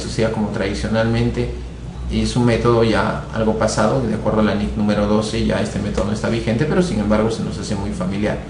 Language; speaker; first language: Spanish; native; Spanish